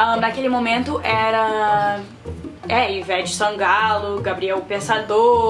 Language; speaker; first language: Portuguese; early bilingual, heritage; Portuguese